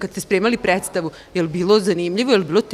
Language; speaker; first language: Croatian; native; Croatian